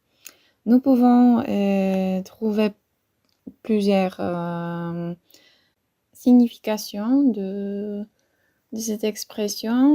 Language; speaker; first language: French; non-native, fluent; Polish